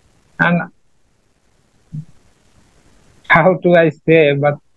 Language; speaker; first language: English; non-native, learner; Bangla